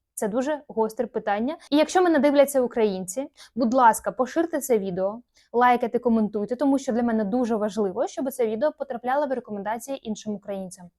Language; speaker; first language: Ukrainian; non-native, local second language; Russian